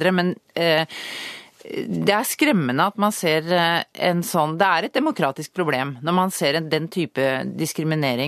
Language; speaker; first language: Norwegian; native; Norwegian